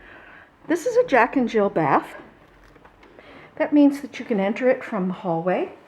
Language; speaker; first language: English; native; English